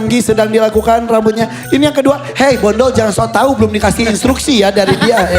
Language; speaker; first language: Indonesian; native; Indonesian